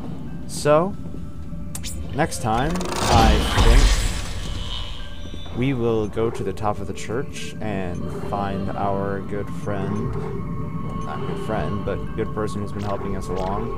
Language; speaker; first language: English; native; English